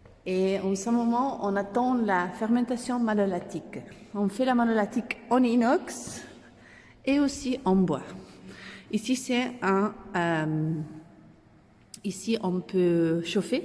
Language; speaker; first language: French; non-native, learner; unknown